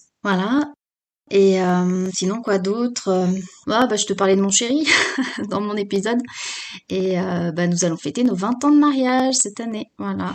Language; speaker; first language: French; native; French